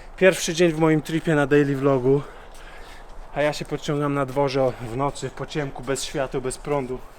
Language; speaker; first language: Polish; early bilingual, heritage; Polish